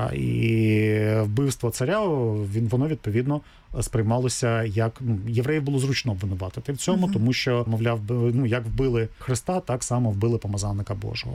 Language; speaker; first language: Ukrainian; native; Ukrainian